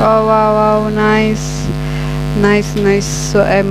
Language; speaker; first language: English; non-native, learner; Indonesian